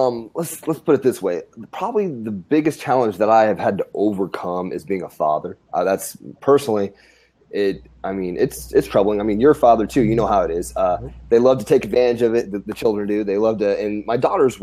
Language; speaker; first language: English; native; English